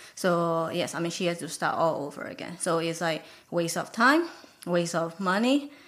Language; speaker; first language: English; non-native, fluent; Burmese